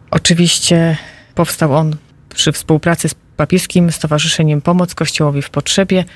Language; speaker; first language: Polish; native; Polish